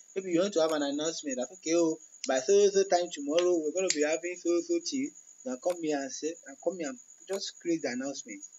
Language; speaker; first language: English; non-native, local second language; Yoruba